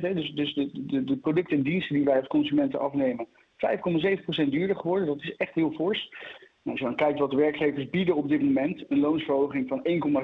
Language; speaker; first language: Dutch; native; Dutch